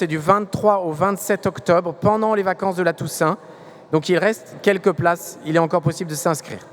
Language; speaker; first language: French; native; French